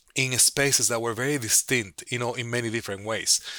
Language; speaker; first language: English; non-native, fluent; Spanish